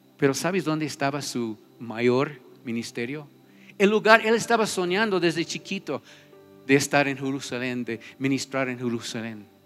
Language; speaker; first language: Spanish; non-native, fluent; English